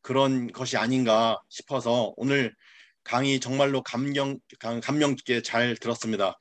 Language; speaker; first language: Korean; native; Korean